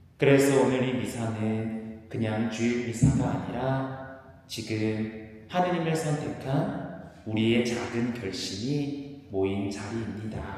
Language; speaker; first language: Korean; native; Korean